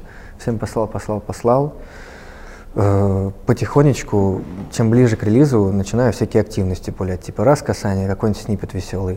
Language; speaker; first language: Russian; native; Russian